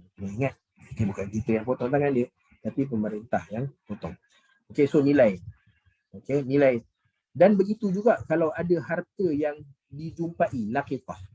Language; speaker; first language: Malay; native; Malay